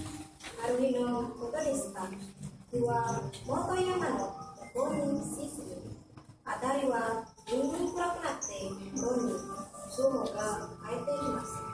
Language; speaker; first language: Japanese; non-native, learner; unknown